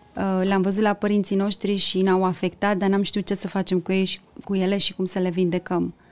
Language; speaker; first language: Romanian; early bilingual, heritage; Romanian